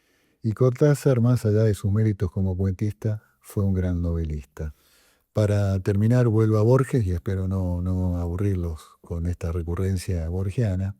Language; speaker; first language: Spanish; native; Spanish